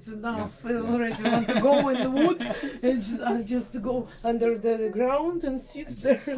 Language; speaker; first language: English; non-native, learner; Russian